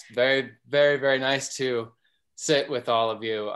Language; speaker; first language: English; native; English